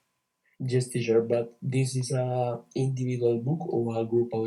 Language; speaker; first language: English; non-native, learner; Spanish